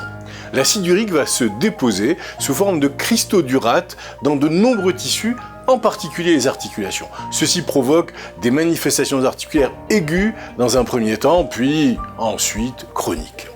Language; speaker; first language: French; native; French